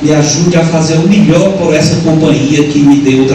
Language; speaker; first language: Portuguese; native; Portuguese